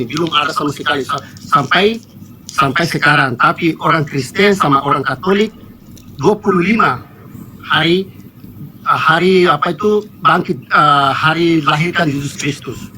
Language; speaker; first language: Indonesian; non-native, fluent; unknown